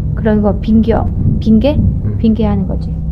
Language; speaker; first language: Korean; non-native, learner; Thai